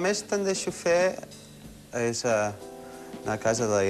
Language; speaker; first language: Catalan; early bilingual, heritage; Catalan